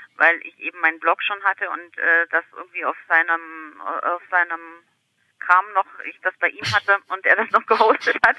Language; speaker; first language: German; native; German